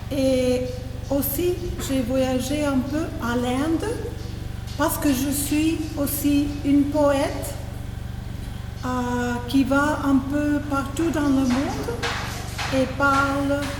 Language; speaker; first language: French; non-native, fluent; Spanish